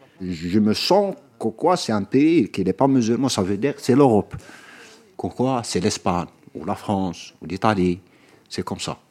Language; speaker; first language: French; non-native, local second language; Arabic